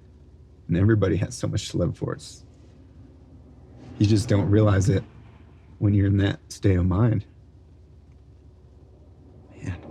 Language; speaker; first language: English; native; English